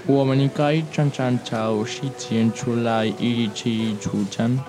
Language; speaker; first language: Chinese; non-native, learner; Spanish